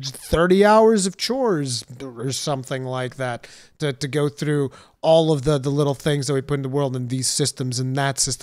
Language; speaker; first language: English; native; English